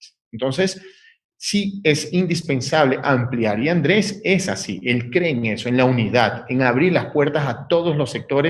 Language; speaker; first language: Spanish; native; Spanish